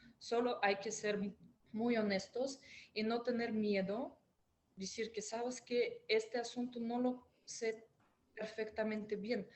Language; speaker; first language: Spanish; non-native, fluent; Russian